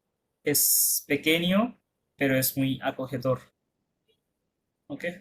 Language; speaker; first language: Spanish; non-native, fluent; Bangla